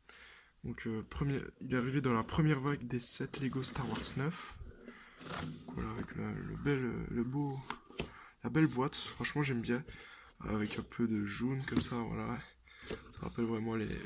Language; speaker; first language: French; native; French